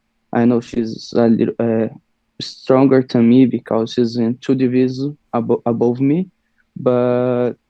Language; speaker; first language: English; non-native, learner; Portuguese